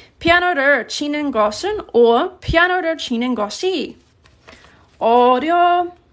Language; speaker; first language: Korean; non-native, fluent; English